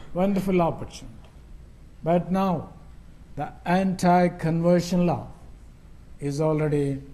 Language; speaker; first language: English; non-native, local second language; Telugu